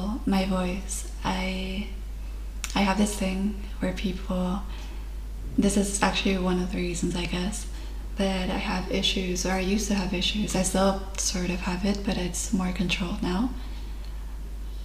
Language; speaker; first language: English; non-native, fluent; Spanish